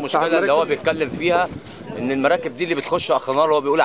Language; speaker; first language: Arabic; native; Arabic